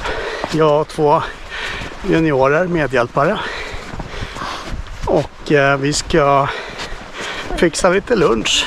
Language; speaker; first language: Swedish; native; Swedish